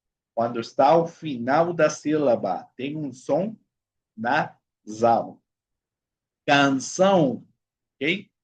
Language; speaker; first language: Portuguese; non-native, fluent; Spanish